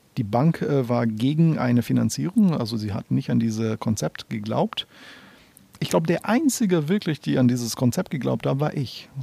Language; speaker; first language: German; non-native, fluent; Portuguese